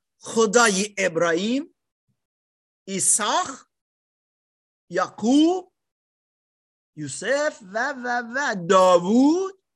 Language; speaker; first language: Persian; non-native, learner; German